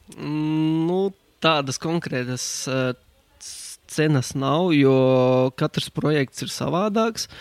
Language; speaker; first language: Latvian; native; Latvian